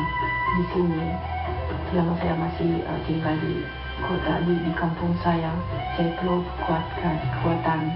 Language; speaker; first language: Indonesian; non-native, learner; German